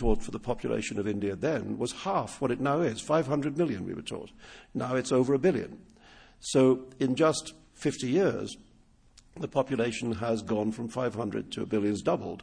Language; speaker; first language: English; non-native, local second language; Urdu